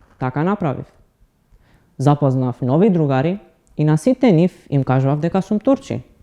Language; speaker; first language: Macedonian; non-native, local second language; Romany